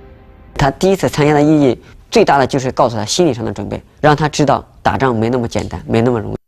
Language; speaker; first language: Chinese; native; Chinese